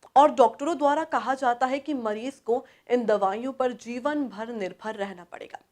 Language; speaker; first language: Hindi; native; Hindi